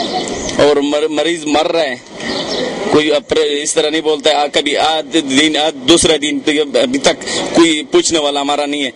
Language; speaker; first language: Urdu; non-native, local second language; Pashto